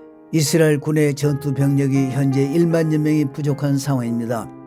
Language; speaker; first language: Korean; native; Korean